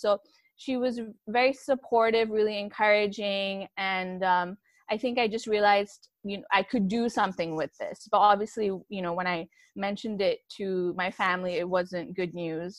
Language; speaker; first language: English; non-native, local second language; Urdu